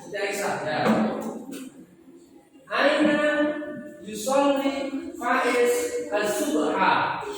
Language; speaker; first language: Arabic; non-native, fluent; Indonesian